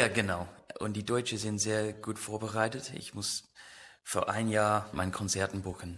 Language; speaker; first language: German; non-native, learner; English